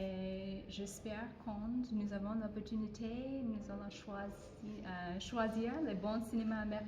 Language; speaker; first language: French; non-native, fluent; English